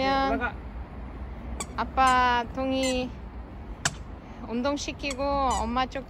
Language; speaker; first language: Korean; non-native, fluent; Russian